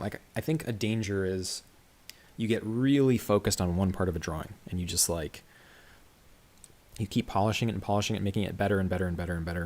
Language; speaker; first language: English; native; English